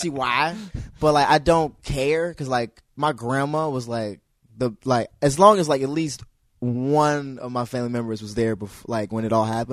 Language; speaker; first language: English; native; English